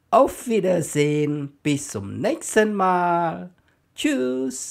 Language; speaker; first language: German; non-native, learner; Khmer